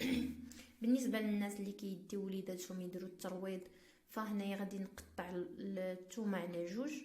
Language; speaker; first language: Arabic; native; Arabic